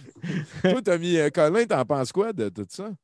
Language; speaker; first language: French; native; French